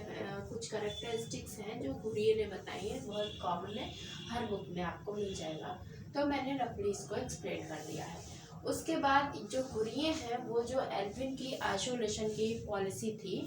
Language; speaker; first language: Hindi; native; Hindi